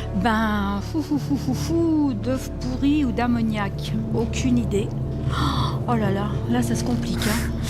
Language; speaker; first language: French; native; French